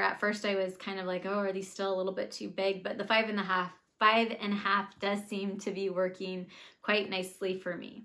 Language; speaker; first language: English; native; English